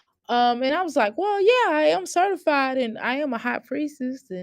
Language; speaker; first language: English; native; English